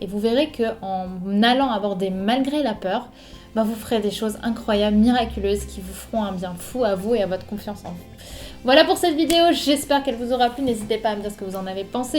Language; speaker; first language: French; native; French